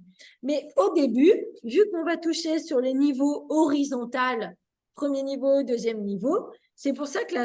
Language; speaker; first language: French; native; French